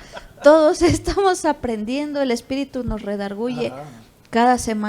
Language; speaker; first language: Spanish; native; Spanish